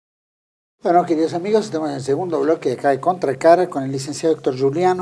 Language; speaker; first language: Spanish; native; Spanish